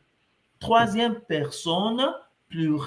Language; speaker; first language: French; non-native, fluent; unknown